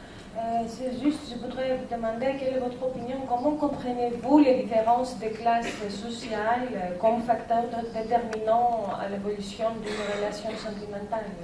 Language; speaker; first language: French; non-native, fluent; Greek